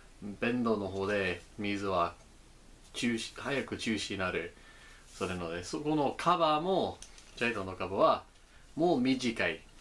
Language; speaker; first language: Japanese; non-native, learner; English